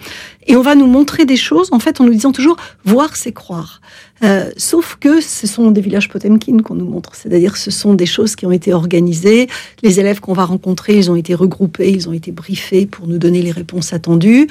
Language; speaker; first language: French; native; French